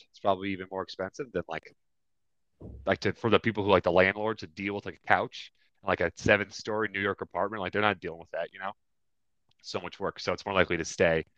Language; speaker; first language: English; native; English